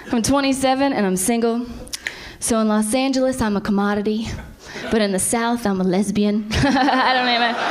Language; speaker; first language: English; native; English